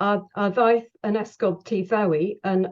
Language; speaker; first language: Welsh; non-native, learner; English